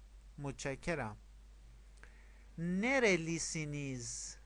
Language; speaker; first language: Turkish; non-native, fluent; Persian